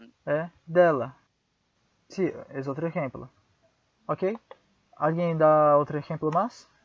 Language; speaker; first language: Portuguese; non-native, fluent; Spanish